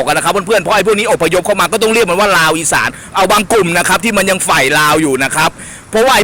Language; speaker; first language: Thai; native; Thai